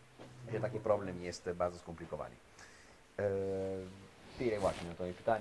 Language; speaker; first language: Polish; non-native, fluent; Italian